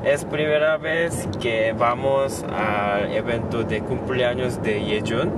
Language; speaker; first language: Spanish; non-native, learner; Korean